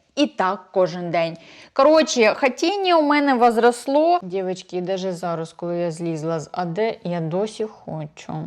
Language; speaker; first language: Ukrainian; non-native, local second language; Russian